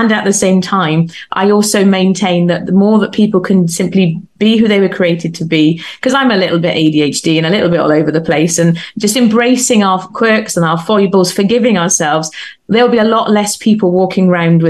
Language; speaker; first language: English; native; English